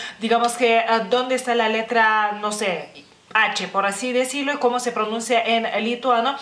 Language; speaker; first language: Spanish; non-native, fluent; Lithuanian